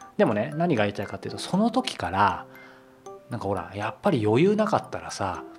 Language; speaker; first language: Japanese; native; Japanese